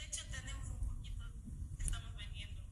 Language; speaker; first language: Spanish; non-native, learner; Korean